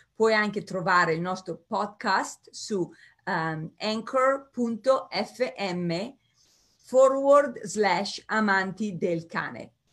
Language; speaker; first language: Italian; early bilingual, heritage; Italian